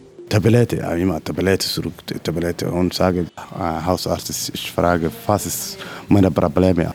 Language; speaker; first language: German; non-native, learner; Somali